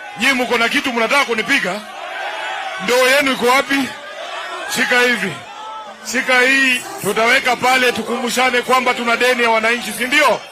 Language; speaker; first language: Swahili; non-native, local second language; Luyia